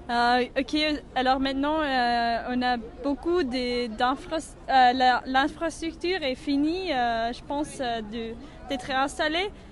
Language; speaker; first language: French; non-native, learner; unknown